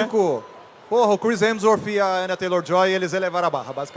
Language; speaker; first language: Portuguese; native; Portuguese